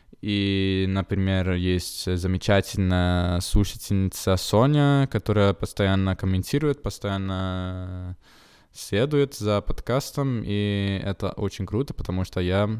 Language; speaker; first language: Russian; non-native, fluent; Italian